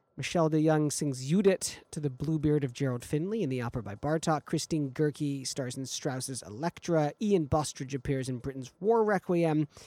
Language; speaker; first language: English; native; English